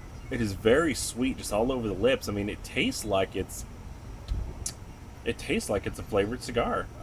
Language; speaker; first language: English; native; English